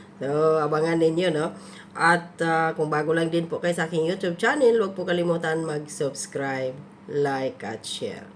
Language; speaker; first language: Filipino; non-native, local second language; Cebuano